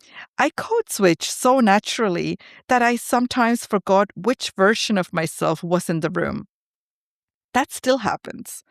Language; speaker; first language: English; non-native, fluent; Tamil